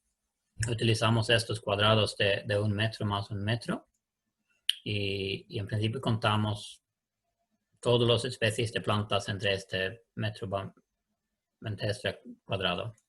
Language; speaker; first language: Spanish; non-native, learner; Swedish